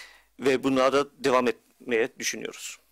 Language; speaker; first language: Turkish; early bilingual, heritage; Turkish